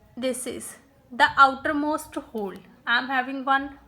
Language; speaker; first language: English; non-native, local second language; Punjabi